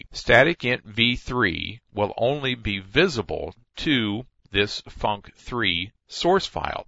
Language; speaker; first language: English; native; English